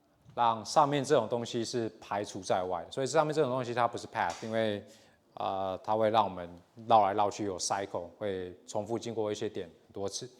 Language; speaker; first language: Chinese; native; Chinese